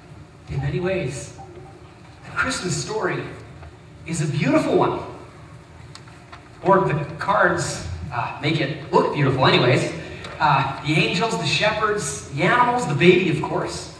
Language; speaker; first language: English; native; English